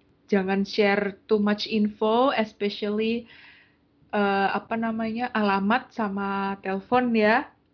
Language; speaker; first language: English; non-native, fluent; Indonesian